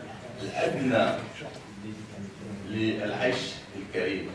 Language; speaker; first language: Arabic; native; Arabic